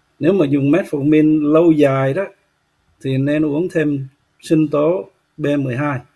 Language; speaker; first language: Vietnamese; native; Vietnamese